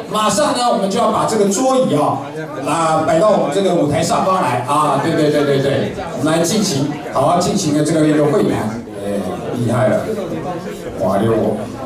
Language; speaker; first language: Chinese; native; Chinese